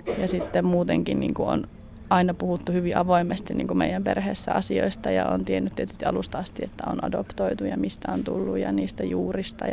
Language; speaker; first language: Finnish; early bilingual, other home language; Russian